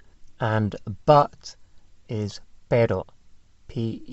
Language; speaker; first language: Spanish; non-native, fluent; English